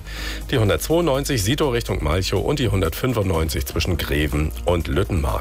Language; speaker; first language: German; native; German